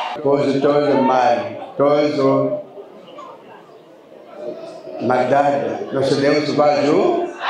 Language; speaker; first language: Portuguese; non-native, learner; Lingala